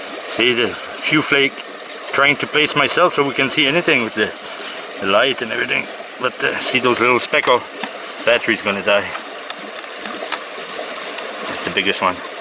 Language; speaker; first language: English; non-native, fluent; French